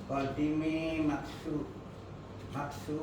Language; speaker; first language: Arabic; non-native, learner; Indonesian